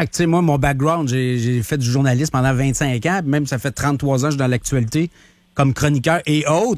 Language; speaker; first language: French; native; French